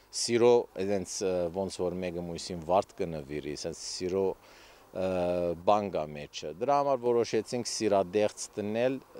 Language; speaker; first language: Armenian; early bilingual, heritage; Armenian